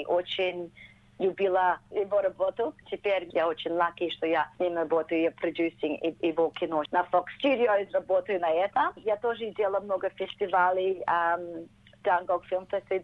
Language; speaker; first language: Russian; early bilingual, heritage; Russian